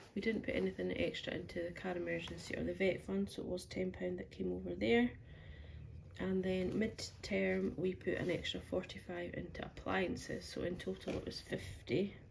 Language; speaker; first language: English; native; English